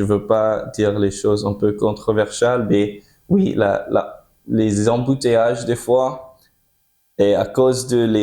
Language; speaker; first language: French; early bilingual, heritage; French